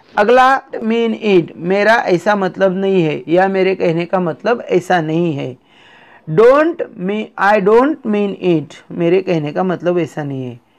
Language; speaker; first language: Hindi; non-native, local second language; Marathi